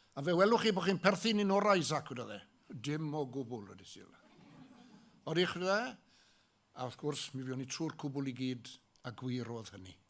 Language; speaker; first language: Welsh; native; Welsh